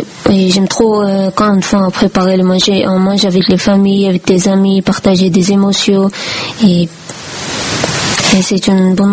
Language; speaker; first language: French; non-native, learner; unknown